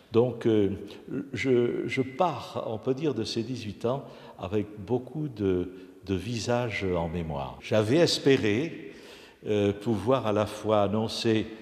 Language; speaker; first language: French; native; French